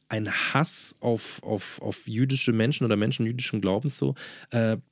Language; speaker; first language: German; native; German